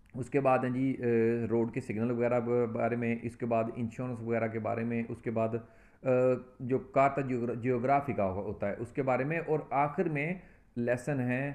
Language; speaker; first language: Urdu; non-native, local second language; Punjabi